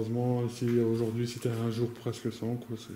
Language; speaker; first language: French; native; French